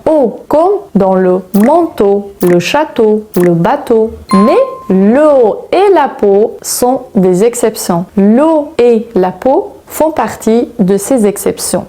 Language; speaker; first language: French; non-native, fluent; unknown